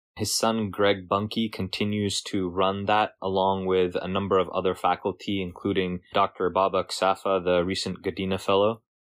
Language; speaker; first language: English; native; English